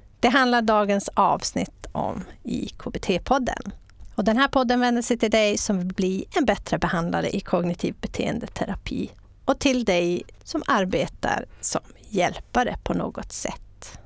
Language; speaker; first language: Swedish; native; Swedish